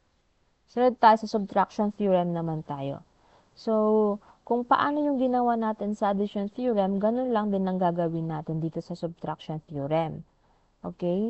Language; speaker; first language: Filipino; native; Filipino